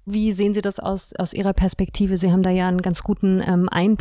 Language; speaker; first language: German; native; German